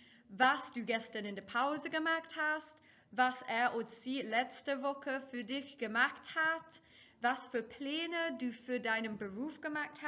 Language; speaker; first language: German; non-native, fluent; English